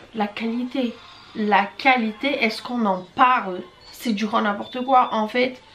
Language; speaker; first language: French; early bilingual, other home language; Portuguese